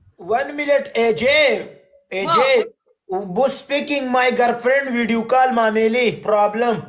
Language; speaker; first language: English; non-native, learner; Pashto